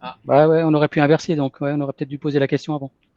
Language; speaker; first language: French; native; French